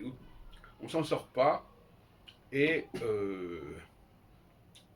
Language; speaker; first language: French; native; French